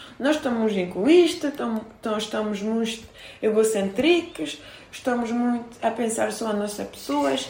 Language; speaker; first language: Portuguese; non-native, fluent; French